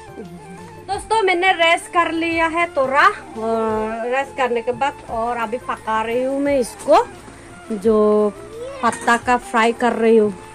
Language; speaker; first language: Hindi; non-native, local second language; Chakma